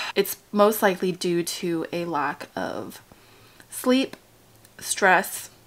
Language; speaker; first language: English; early bilingual, other home language; Spanish